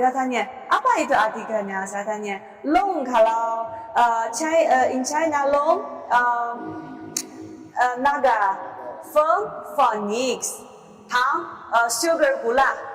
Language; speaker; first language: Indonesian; non-native, learner; Chinese